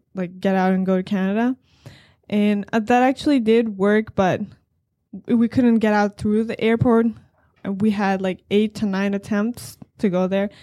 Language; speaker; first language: English; non-native, fluent; Persian